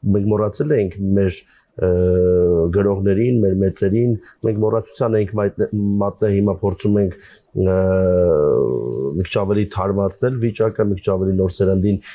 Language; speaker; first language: Armenian; native; Armenian